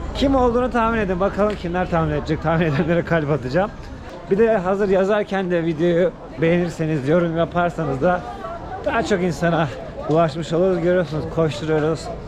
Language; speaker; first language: Turkish; native; Turkish